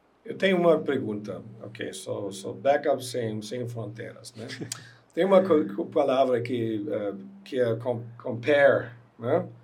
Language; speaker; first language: Portuguese; non-native, learner; German